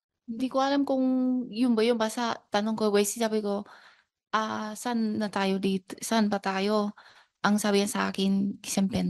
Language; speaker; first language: Filipino; non-native, learner; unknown